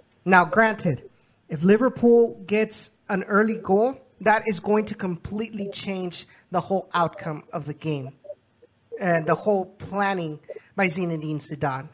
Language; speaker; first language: English; early bilingual, other home language; Spanish